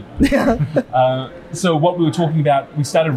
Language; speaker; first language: English; native; English